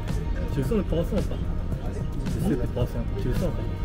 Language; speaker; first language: French; non-native, learner; Japanese